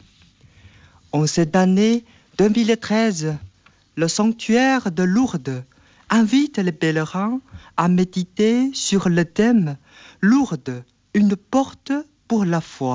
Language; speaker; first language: French; non-native, fluent; Chinese